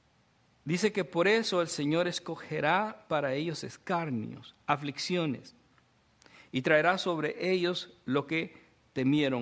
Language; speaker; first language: Spanish; native; Spanish